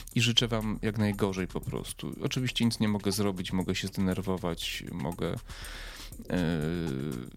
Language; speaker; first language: Polish; native; Polish